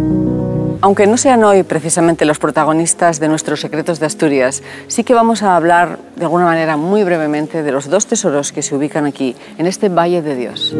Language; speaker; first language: Spanish; native; Spanish